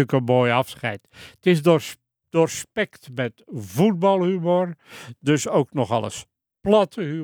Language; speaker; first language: Dutch; native; Dutch